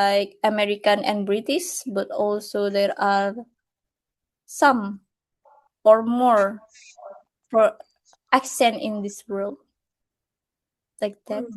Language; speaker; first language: English; non-native, fluent; Indonesian